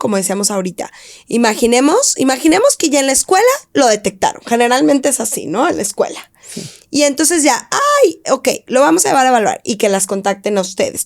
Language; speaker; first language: Spanish; native; Spanish